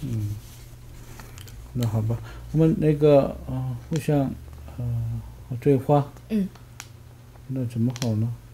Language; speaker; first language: Chinese; non-native, fluent; Korean